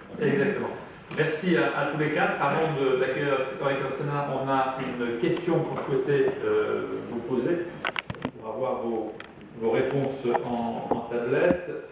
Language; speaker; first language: French; native; French